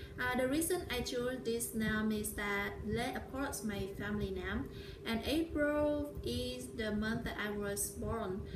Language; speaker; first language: English; non-native, learner; Vietnamese